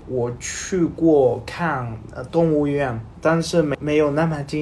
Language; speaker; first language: Chinese; non-native, learner; Spanish